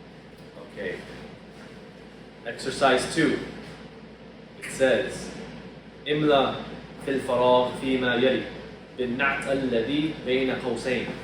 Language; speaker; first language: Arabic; non-native, fluent; English